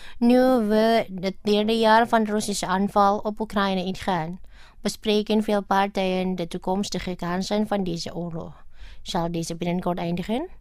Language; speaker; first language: Dutch; non-native, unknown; Indonesian